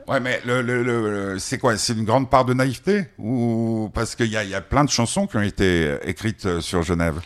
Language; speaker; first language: French; native; French